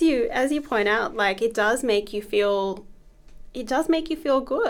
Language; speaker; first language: English; native; English